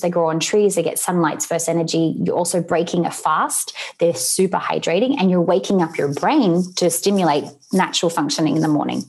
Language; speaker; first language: English; native; English